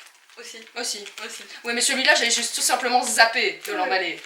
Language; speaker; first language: French; native; French